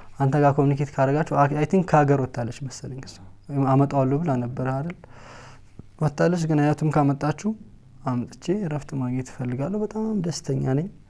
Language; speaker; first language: Amharic; native; Amharic